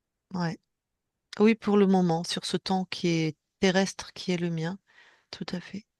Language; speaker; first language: French; native; French